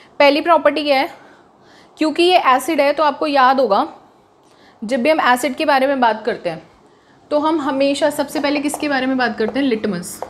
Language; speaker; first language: Hindi; native; Hindi